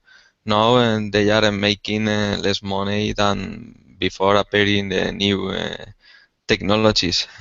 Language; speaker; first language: English; non-native, learner; Spanish